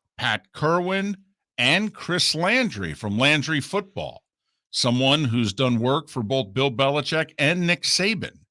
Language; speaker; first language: English; native; English